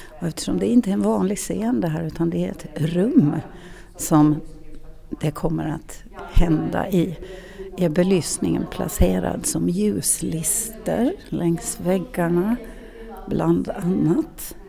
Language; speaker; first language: Swedish; native; Swedish